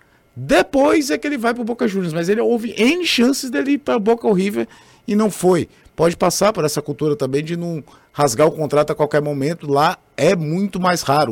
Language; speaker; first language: Portuguese; native; Portuguese